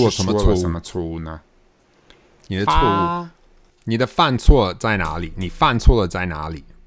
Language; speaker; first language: Chinese; non-native, fluent; English